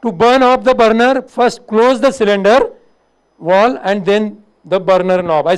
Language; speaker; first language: Hindi; non-native, local second language; Marathi